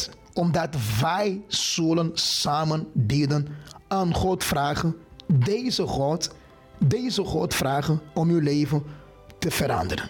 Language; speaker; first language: Dutch; non-native, fluent; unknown